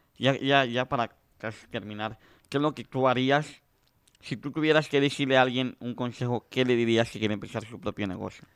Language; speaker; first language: Spanish; native; Spanish